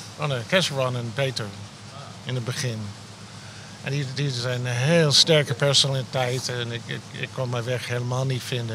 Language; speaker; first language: Dutch; non-native, fluent; English